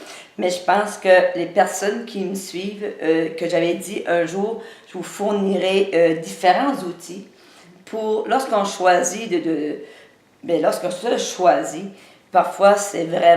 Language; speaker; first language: French; native; French